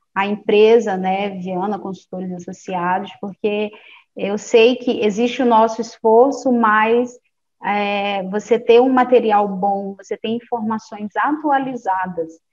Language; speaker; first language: Portuguese; native; Portuguese